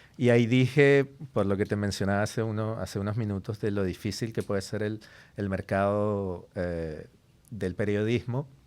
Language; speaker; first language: Spanish; native; Spanish